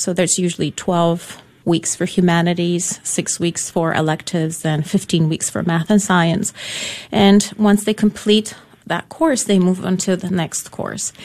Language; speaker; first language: English; non-native, fluent; Polish